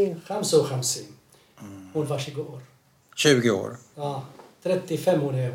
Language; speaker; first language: Swedish; non-native, fluent; Arabic